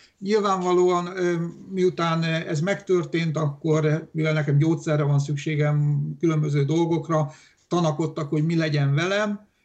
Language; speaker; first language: Hungarian; non-native, local second language; Romanian